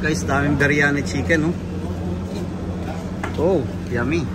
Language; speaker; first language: English; non-native, learner; Filipino